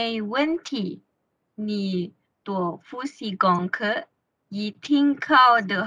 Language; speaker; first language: Chinese; non-native, learner; Malay